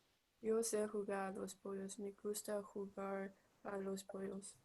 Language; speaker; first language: Spanish; non-native, learner; English